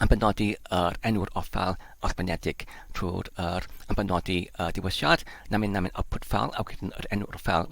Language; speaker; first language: Welsh; non-native, learner; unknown